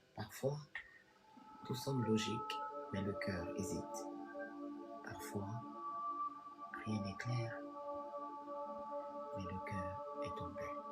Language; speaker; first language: French; native; French